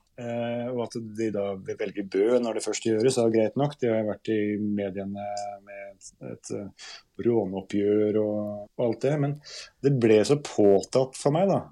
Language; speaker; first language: Norwegian; native; Norwegian